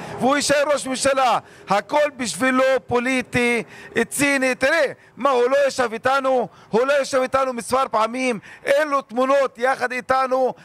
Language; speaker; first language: Hebrew; non-native, local second language; Arabic